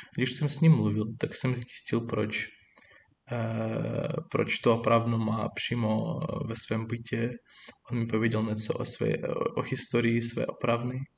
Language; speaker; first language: Czech; non-native, fluent; Russian